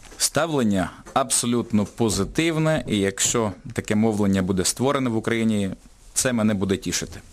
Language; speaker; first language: Ukrainian; non-native, local second language; Russian